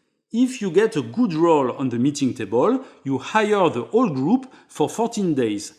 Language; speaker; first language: English; non-native, fluent; French